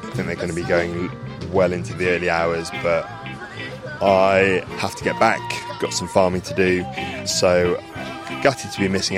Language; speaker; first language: English; native; English